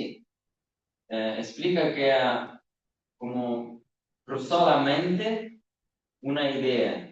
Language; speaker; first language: Spanish; non-native, learner; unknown